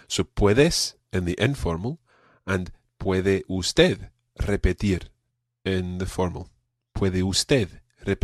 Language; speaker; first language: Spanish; non-native, fluent; English